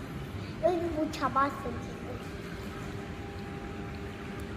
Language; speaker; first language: Korean; early bilingual, heritage; Korean